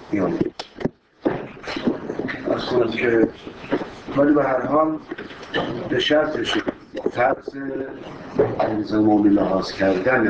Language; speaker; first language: Persian; native; Persian